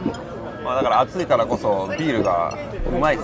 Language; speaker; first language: Japanese; native; Japanese